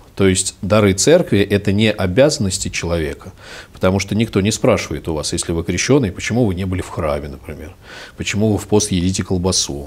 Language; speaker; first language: Russian; native; Russian